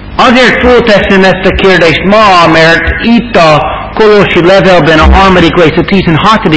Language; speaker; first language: Hungarian; non-native, fluent; English